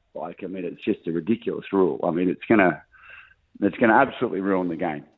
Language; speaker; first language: English; native; English